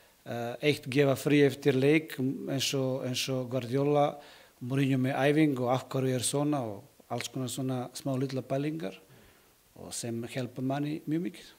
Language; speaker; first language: Icelandic; non-native, learner; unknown